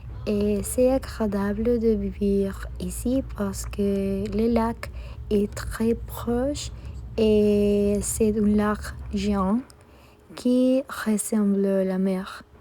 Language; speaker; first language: French; non-native, learner; Spanish